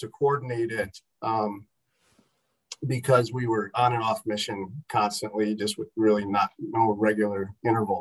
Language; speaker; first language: English; native; English